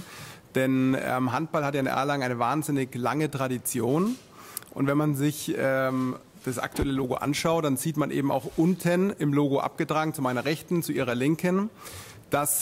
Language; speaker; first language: German; native; German